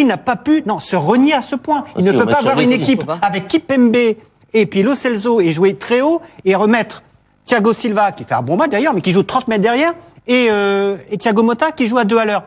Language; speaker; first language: French; native; French